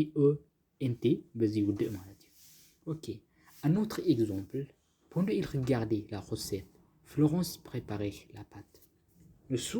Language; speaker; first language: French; non-native, fluent; Tigrinya